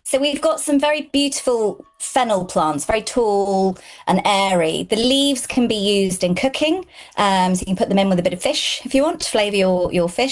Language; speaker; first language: English; non-native, local second language; Gujarati